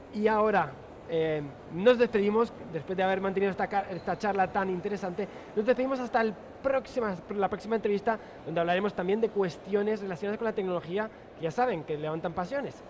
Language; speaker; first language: Spanish; native; Spanish